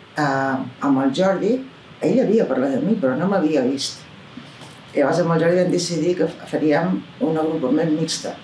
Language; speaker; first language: Catalan; native; Catalan